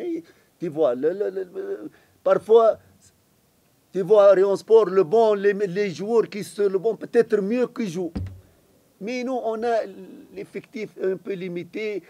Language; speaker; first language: French; non-native, fluent; Arabic